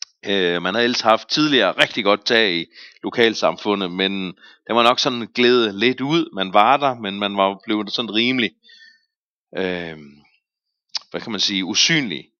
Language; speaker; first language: Danish; native; Danish